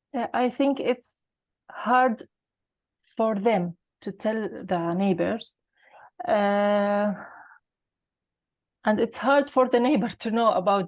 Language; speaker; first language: English; non-native, learner; Arabic